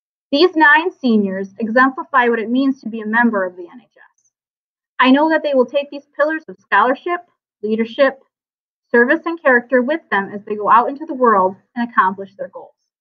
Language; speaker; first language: English; native; English